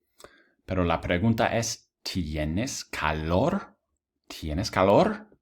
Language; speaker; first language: Spanish; non-native, fluent; English